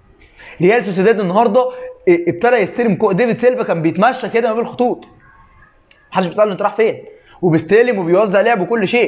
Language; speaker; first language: Arabic; native; Arabic